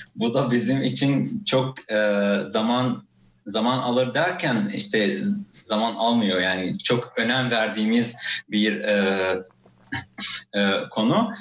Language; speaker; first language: Turkish; non-native, fluent; Arabic